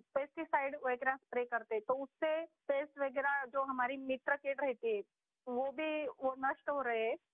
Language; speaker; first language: Hindi; non-native, local second language; Marathi